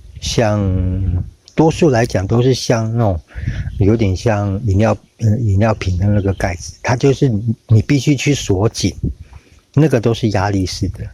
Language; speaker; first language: Chinese; native; Chinese